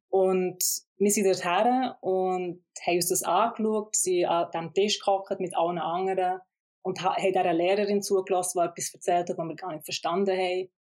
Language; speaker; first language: German; early bilingual, other home language; Albanian